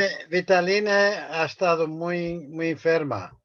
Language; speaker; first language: Spanish; non-native, fluent; Portuguese